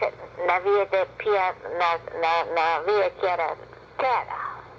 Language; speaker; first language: Italian; early bilingual, heritage; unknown